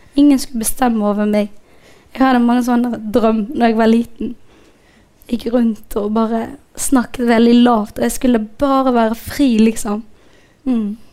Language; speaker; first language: Norwegian; non-native, fluent; Somali